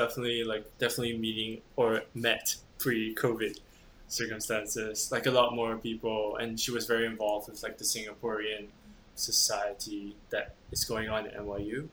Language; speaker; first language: English; native; English